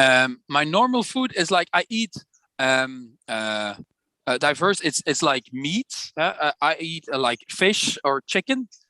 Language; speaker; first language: English; non-native, fluent; Dutch